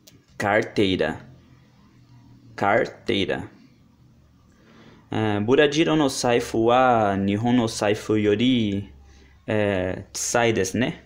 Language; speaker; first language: Japanese; non-native, learner; Portuguese